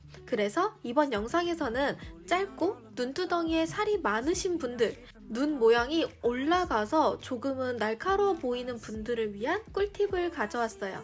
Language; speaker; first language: Korean; native; Korean